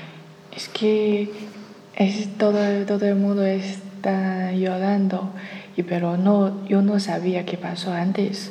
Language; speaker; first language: Spanish; non-native, learner; Chinese